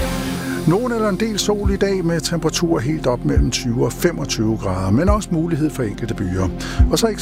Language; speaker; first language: Danish; native; Danish